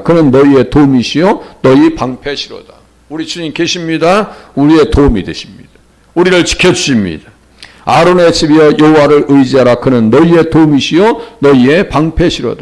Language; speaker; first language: Korean; native; Korean